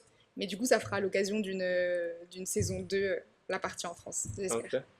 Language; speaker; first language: French; native; French